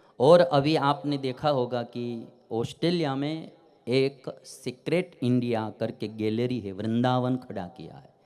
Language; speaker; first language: Hindi; non-native, local second language; Gujarati